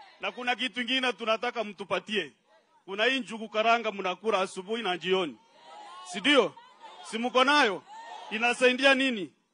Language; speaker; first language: Swahili; non-native, local second language; Meru